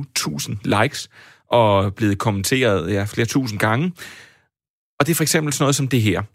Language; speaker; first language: Danish; early bilingual, other home language; Sinhala